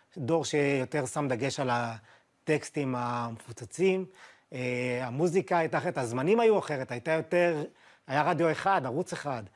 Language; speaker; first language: Hebrew; native; Hebrew